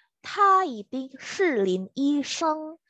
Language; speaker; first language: Chinese; non-native, fluent; Indonesian